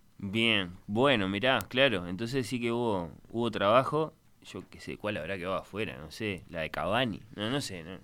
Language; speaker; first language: Spanish; native; Spanish